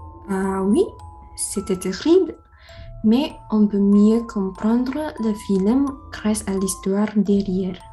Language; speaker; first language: French; non-native, learner; Indonesian